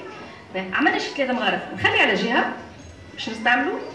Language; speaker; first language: Arabic; native; Arabic